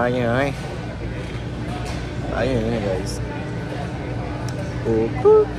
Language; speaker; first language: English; non-native, learner; Haitian Creole